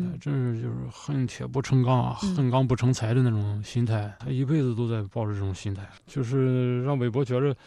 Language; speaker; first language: Chinese; native; Chinese